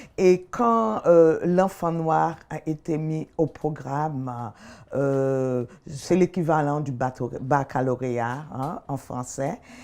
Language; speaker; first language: French; non-native, local second language; Haitian Creole